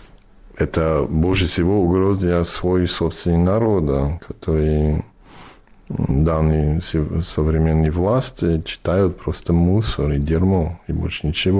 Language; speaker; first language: Russian; non-native, fluent; English